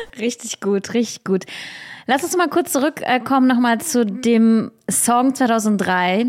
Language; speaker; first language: German; early bilingual, other home language; Russian